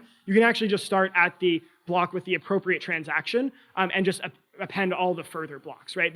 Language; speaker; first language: English; native; English